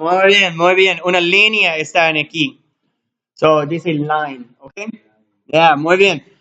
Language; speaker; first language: Spanish; non-native, learner; English